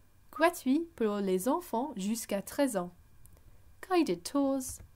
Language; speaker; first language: French; non-native, fluent; English